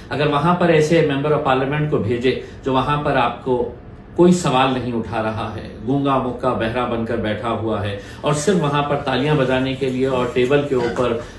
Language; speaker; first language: Urdu; native; Urdu